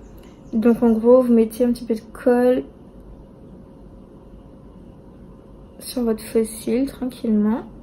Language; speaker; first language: French; native; French